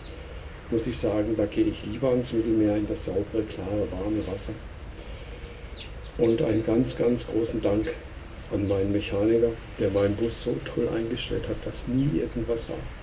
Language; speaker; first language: German; native; German